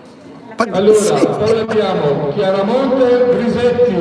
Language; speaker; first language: Italian; native; Italian